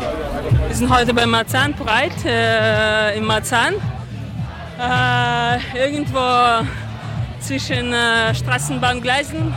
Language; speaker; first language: German; non-native, fluent; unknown